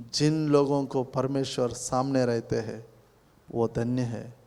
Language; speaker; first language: Hindi; non-native, local second language; Telugu